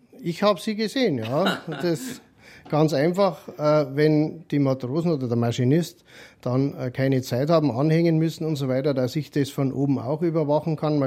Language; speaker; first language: German; native; German